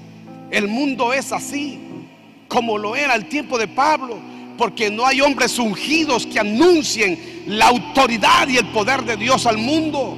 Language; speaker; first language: Spanish; native; Spanish